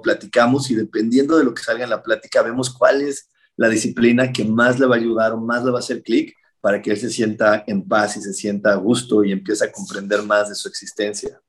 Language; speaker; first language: Spanish; native; Spanish